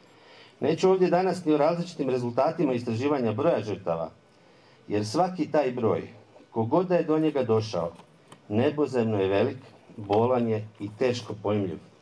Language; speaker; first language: Croatian; native; Croatian